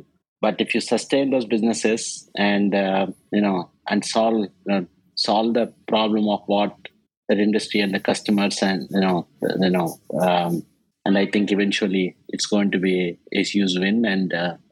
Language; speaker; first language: English; non-native, local second language; Telugu